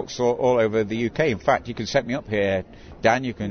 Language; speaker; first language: English; native; English